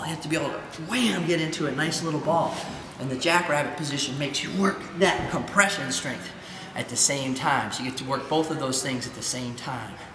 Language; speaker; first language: English; native; English